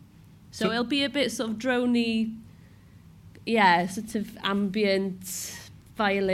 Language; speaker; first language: English; non-native, local second language; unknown